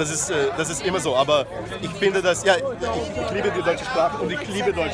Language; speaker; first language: German; non-native, fluent; Portuguese